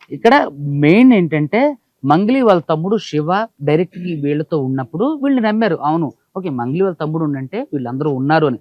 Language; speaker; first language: Telugu; native; Telugu